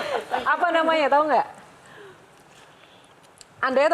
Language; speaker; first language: Indonesian; native; Indonesian